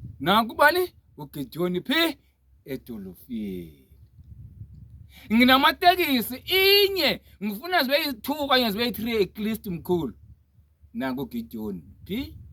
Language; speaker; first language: Zulu; non-native, local second language; Xhosa